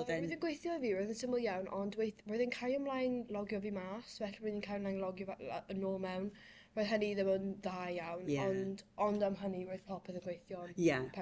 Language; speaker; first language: Welsh; non-native, local second language; English